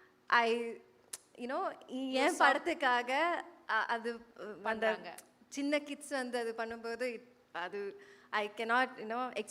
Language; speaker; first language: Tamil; non-native, fluent; Malayalam